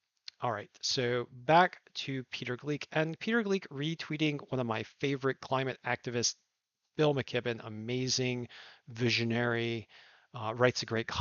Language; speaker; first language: English; native; English